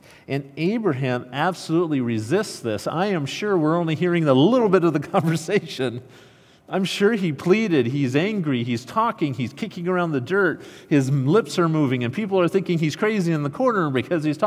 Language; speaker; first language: English; native; English